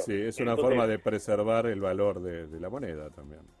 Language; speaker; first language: Spanish; native; Spanish